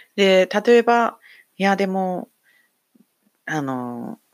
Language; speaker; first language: Japanese; non-native, fluent; English